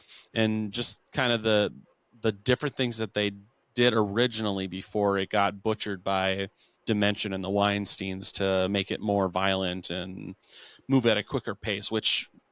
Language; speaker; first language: English; native; English